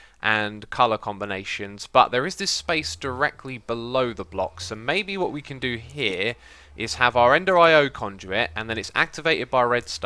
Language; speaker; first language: English; native; English